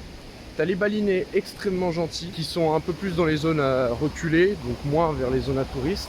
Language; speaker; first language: French; native; French